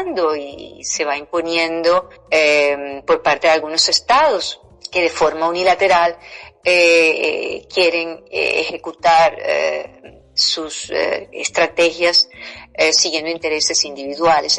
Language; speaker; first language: Spanish; non-native, fluent; Portuguese